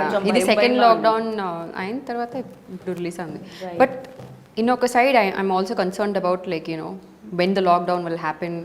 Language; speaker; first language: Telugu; non-native, learner; Tamil